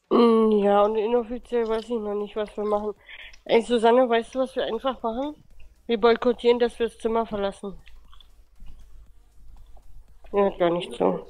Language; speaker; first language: German; native; German